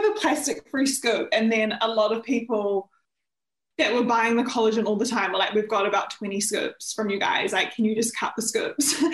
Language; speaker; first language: English; native; English